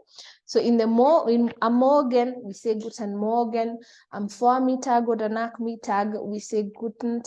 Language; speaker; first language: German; non-native, fluent; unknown